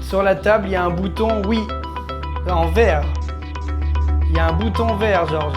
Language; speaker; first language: French; native; French